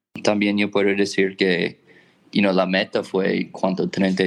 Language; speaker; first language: Spanish; non-native, fluent; English